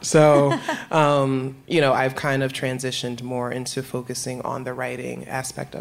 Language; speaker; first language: English; native; English